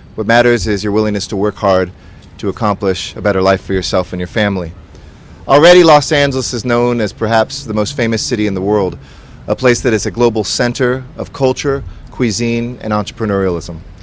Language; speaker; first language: English; native; English